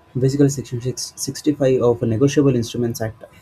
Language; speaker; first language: English; non-native, local second language; Kannada